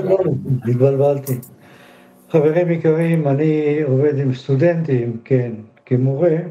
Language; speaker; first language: Hebrew; non-native, learner; Russian